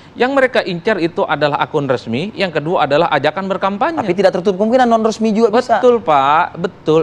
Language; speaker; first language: Indonesian; non-native, local second language; Madurese